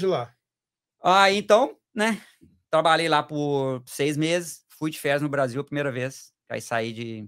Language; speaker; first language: Portuguese; native; Portuguese